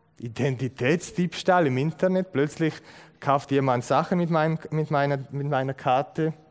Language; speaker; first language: German; non-native, fluent; Romanian